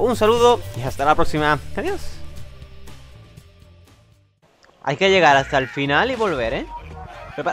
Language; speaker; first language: Spanish; native; Spanish